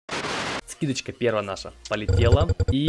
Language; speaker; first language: Russian; native; Russian